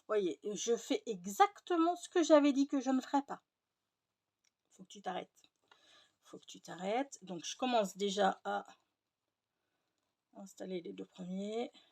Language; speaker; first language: French; native; French